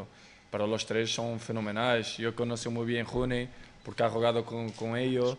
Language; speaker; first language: Spanish; non-native, fluent; Portuguese